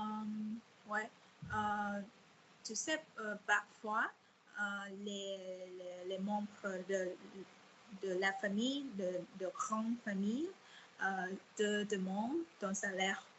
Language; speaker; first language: French; non-native, fluent; Vietnamese